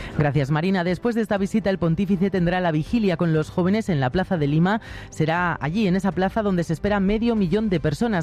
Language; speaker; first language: Spanish; native; Spanish